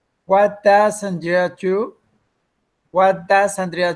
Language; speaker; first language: English; non-native, learner; Spanish